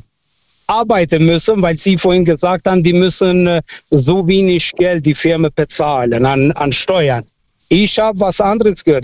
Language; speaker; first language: German; non-native, fluent; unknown